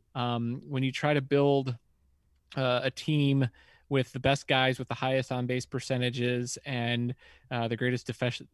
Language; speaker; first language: English; native; English